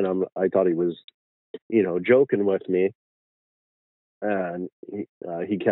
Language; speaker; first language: English; native; English